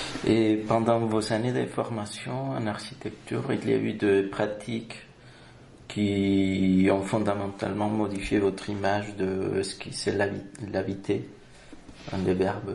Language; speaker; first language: French; non-native, fluent; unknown